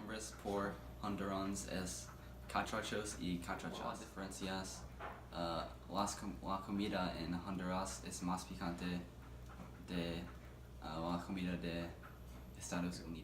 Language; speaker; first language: Spanish; non-native, learner; English